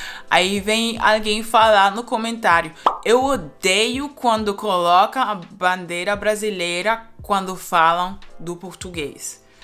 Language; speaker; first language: Portuguese; non-native, fluent; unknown